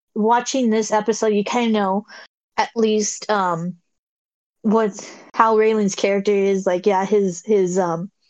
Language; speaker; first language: English; native; English